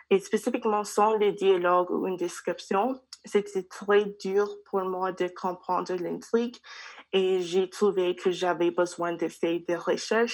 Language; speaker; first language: French; non-native, learner; English